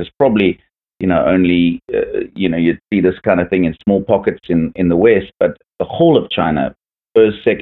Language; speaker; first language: English; native; English